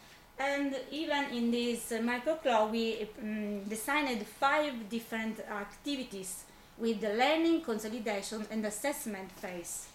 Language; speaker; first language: English; non-native, fluent; Italian